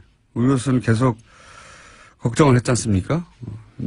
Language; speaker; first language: Korean; native; Korean